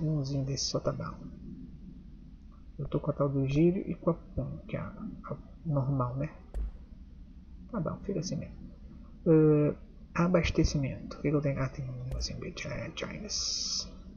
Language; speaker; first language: Portuguese; native; Portuguese